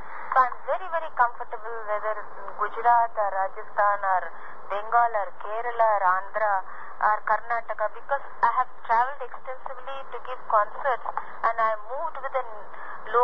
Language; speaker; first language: English; non-native, local second language; Tamil